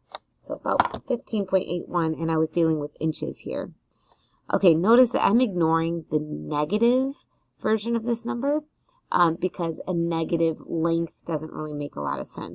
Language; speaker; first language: English; native; English